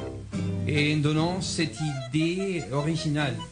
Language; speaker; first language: French; non-native, fluent; Spanish